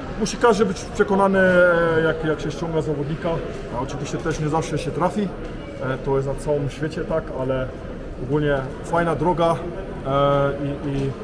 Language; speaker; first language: Polish; early bilingual, heritage; Polish